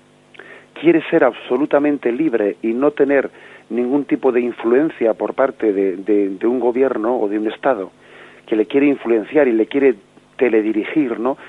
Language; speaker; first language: Spanish; native; Spanish